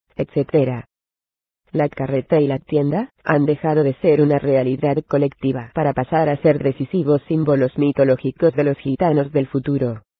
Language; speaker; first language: Spanish; native; Spanish